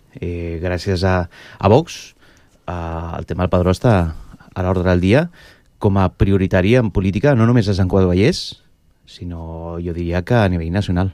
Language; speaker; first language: Catalan; non-native, local second language; Spanish